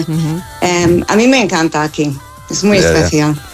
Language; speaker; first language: Spanish; non-native, fluent; English